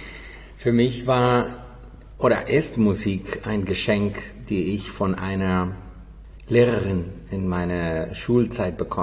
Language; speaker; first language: German; non-native, fluent; Spanish